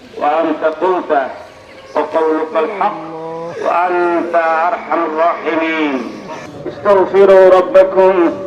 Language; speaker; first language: Arabic; non-native, fluent; Bangla